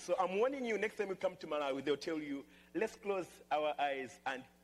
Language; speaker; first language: English; non-native, local second language; Nyanja